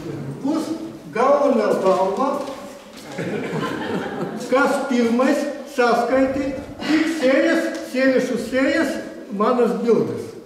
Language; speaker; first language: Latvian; non-native, local second language; Russian